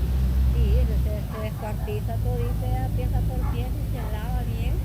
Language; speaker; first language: Spanish; native; Spanish